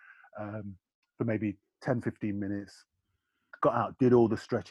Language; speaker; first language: English; native; English